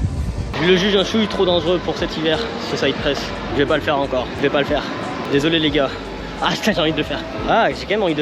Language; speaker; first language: French; native; French